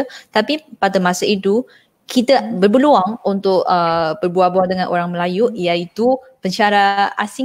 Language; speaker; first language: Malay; non-native, fluent; Chinese